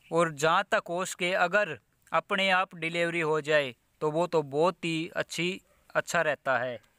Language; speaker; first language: Hindi; native; Hindi